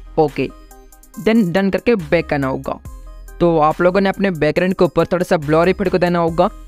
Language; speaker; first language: Hindi; non-native, local second language; Odia